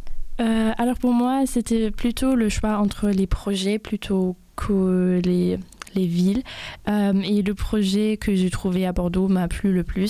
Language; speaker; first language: French; non-native, fluent; German